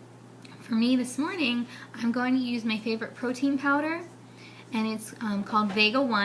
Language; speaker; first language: English; native; English